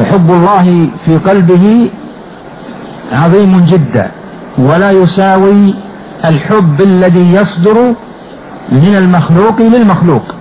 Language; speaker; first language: Arabic; native; Arabic